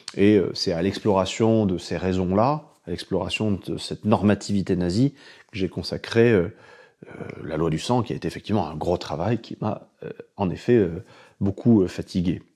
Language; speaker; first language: French; native; French